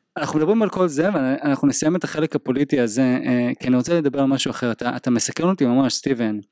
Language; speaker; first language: Hebrew; native; Hebrew